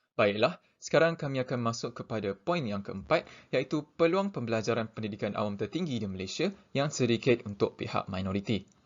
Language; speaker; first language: Malay; native; Malay